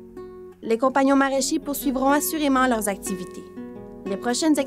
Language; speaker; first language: French; native; French